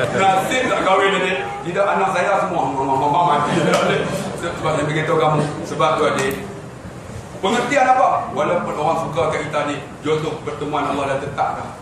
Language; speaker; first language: Malay; native; Malay